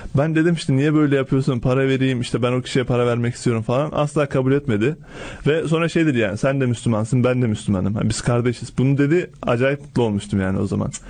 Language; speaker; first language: Turkish; native; Turkish